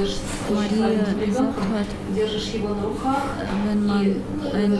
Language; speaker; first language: German; non-native, fluent; Russian